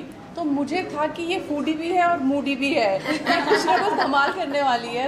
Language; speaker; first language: Hindi; native; Hindi